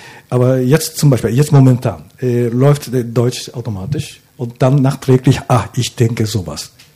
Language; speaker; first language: German; non-native, fluent; Japanese